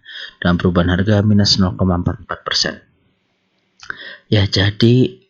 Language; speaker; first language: Indonesian; native; Indonesian